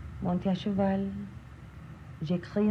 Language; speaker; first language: French; non-native, learner; English